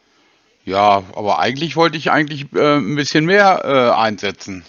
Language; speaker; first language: German; native; German